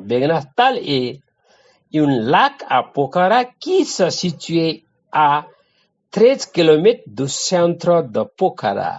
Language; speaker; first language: French; non-native, learner; Nepali